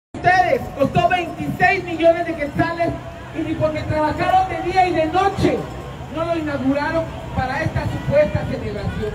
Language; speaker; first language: Spanish; native; Spanish